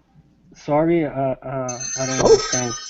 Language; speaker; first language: English; non-native, learner; Portuguese